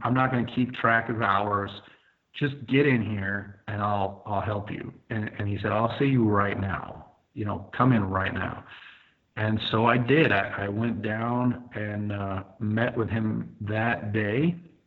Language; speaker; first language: English; native; English